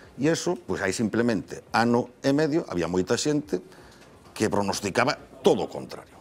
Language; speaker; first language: Galician; native; Galician